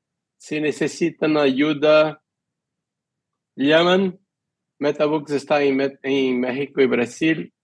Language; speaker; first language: Spanish; non-native, fluent; Portuguese